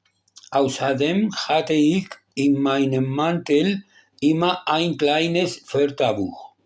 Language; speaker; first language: German; non-native, learner; Spanish